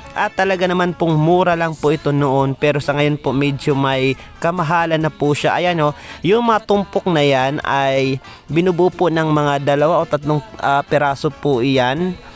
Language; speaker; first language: Filipino; non-native, local second language; Waray